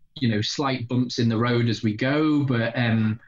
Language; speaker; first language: English; native; English